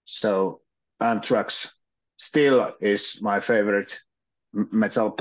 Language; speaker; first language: English; non-native, learner; Finnish